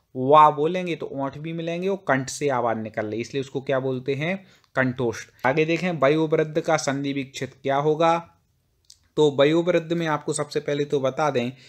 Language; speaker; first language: Hindi; native; Hindi